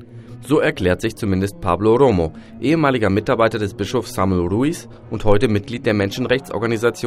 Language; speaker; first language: German; native; German